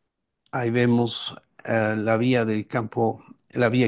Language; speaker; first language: Spanish; native; Spanish